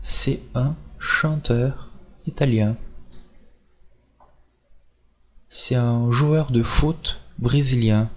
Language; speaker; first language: French; non-native, fluent; Portuguese